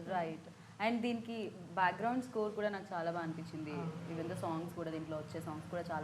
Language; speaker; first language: Telugu; native; Telugu